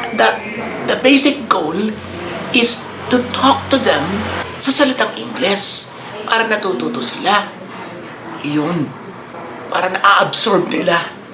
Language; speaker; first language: Filipino; native; Filipino